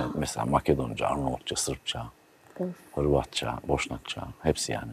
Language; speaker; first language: Turkish; native; Turkish